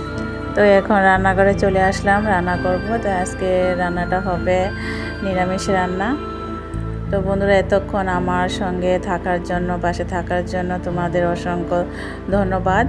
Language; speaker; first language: Bangla; native; Bangla